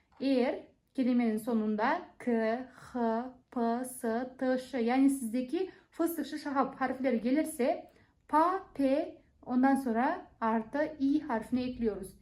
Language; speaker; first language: Turkish; non-native, fluent; Kazakh